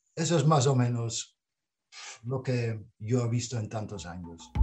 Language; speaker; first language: Spanish; non-native, fluent; Dutch